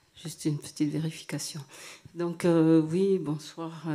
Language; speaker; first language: French; native; French